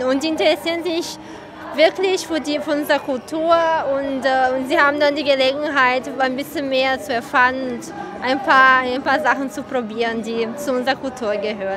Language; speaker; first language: German; non-native, fluent; Portuguese